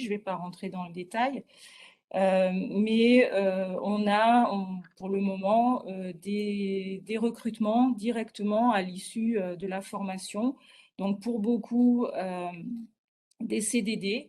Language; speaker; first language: French; native; French